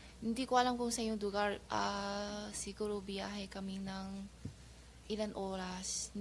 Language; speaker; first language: Filipino; non-native, learner; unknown